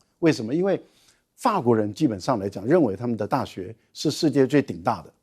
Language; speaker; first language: Chinese; native; Chinese